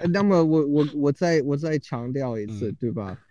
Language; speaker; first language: Chinese; non-native, learner; English